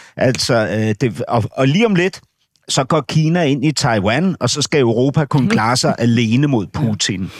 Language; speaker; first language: Danish; native; Danish